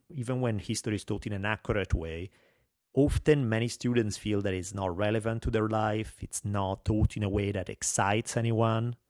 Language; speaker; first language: English; non-native, fluent; Italian